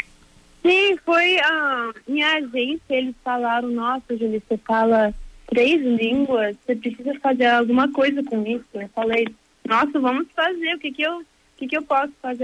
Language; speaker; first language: Portuguese; early bilingual, heritage; Portuguese